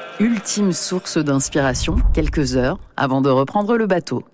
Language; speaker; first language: French; native; French